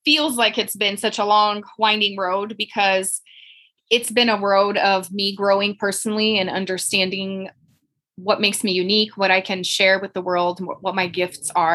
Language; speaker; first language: English; non-native, fluent; Portuguese